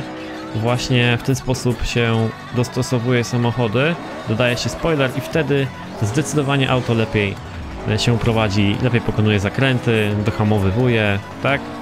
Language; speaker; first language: Polish; native; Polish